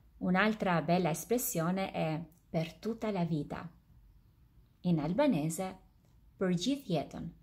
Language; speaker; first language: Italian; non-native, fluent; Albanian